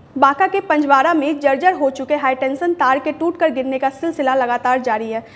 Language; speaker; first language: Hindi; native; Hindi